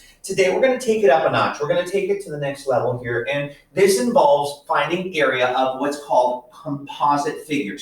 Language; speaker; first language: English; native; English